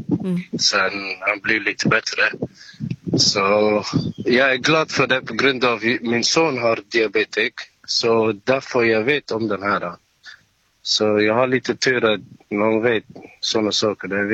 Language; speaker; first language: Swedish; non-native, learner; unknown